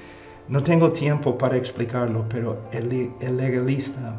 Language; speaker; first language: Spanish; non-native, fluent; English